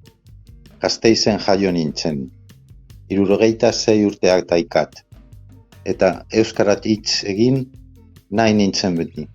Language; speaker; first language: Basque; non-native, learner; Spanish